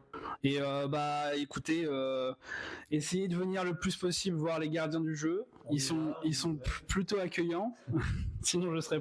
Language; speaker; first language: French; native; French